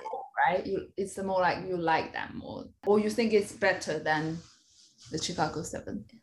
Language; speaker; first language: English; non-native, fluent; Chinese